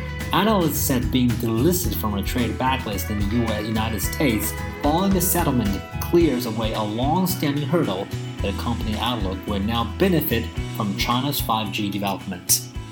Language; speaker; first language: English; non-native, fluent; Chinese